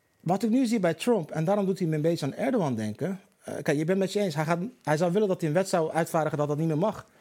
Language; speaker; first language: Dutch; early bilingual, other home language; Turkish